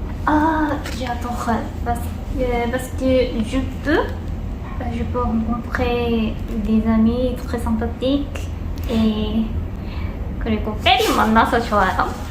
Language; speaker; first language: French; non-native, learner; Korean